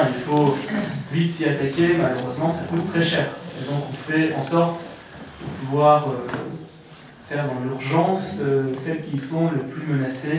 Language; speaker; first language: French; native; French